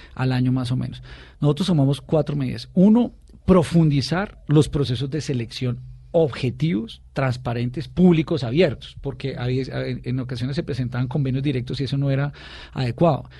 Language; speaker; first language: Spanish; native; Spanish